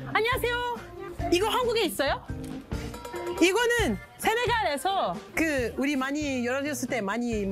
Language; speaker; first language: Korean; non-native, learner; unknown